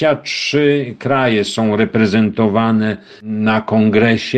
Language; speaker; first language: Polish; native; Polish